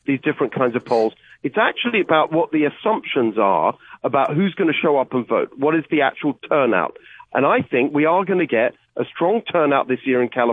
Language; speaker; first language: English; native; English